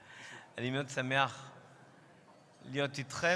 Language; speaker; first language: Hebrew; non-native, fluent; French